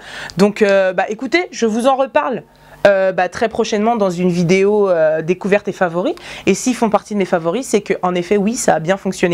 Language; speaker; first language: French; native; French